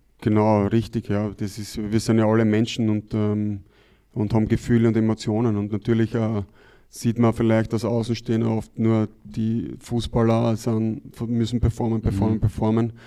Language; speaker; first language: German; native; German